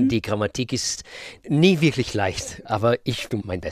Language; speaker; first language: German; non-native, fluent; Russian